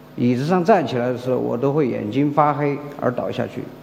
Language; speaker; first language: Chinese; native; Chinese